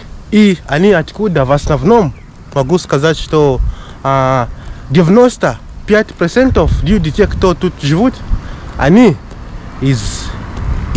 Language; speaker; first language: Russian; non-native, fluent; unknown